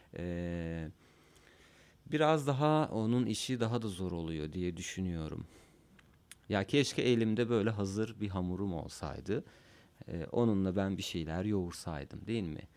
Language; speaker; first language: Turkish; non-native, local second language; Kurdish